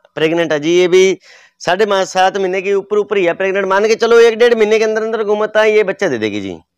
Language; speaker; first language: Hindi; native; Hindi